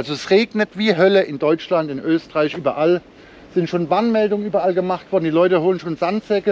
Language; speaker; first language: German; native; German